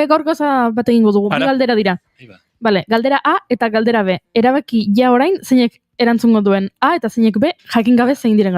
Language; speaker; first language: Basque; native; Basque